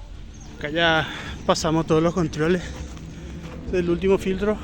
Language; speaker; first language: Spanish; native; Spanish